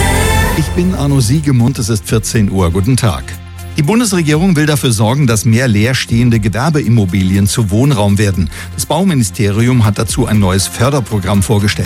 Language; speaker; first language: German; native; German